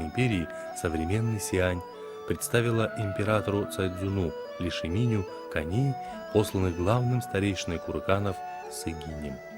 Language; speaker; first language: Russian; native; Russian